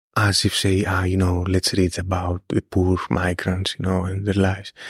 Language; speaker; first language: English; non-native, fluent; Greek